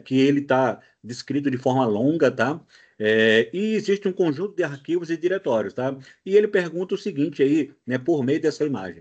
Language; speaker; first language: Portuguese; native; Portuguese